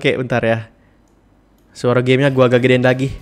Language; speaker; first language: Indonesian; native; Indonesian